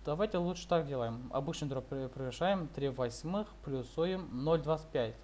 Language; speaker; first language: Russian; non-native, local second language; Kazakh